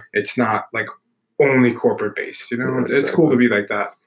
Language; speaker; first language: English; native; English